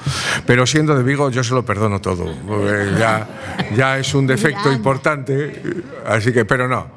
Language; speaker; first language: Spanish; native; Spanish